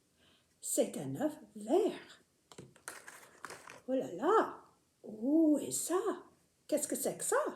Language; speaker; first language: French; non-native, fluent; English